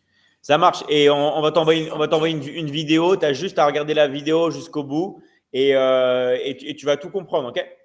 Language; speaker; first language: French; native; French